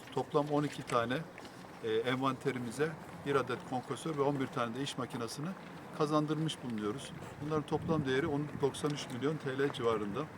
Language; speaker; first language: Turkish; native; Turkish